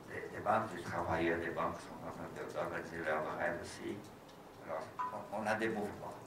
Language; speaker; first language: French; non-native, fluent; Portuguese